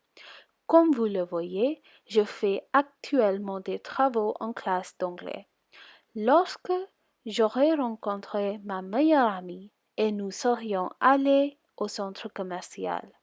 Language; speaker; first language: French; non-native, learner; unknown